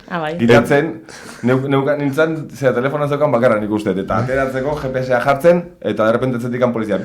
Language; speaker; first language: Basque; native; Basque